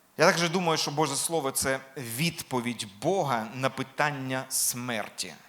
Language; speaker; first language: Ukrainian; non-native, local second language; Russian